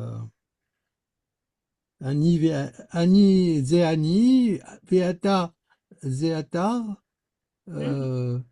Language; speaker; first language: Hebrew; non-native, learner; French